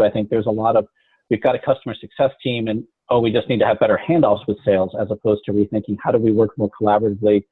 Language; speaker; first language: English; native; English